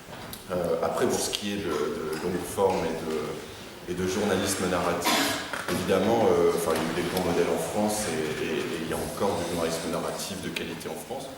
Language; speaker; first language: French; native; French